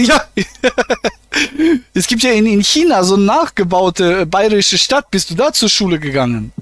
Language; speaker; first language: German; native; German